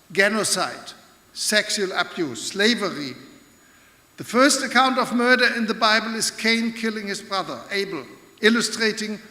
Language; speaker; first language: English; non-native, fluent; German